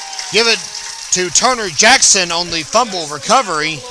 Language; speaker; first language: English; native; English